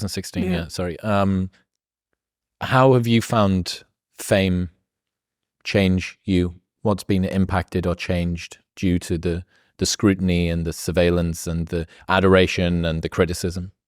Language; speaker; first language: English; native; English